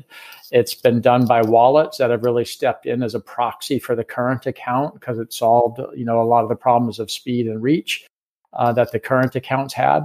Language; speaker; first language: English; native; English